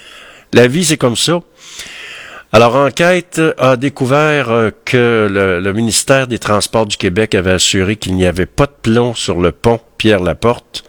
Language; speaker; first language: French; native; French